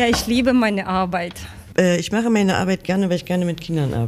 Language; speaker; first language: German; non-native, learner; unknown